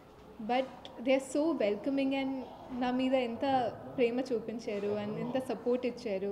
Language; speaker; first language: Telugu; non-native, fluent; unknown